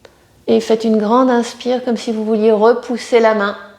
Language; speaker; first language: French; native; French